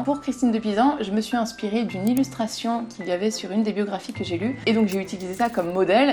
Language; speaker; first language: French; native; French